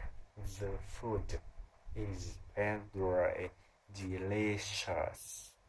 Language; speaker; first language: English; non-native, learner; Vietnamese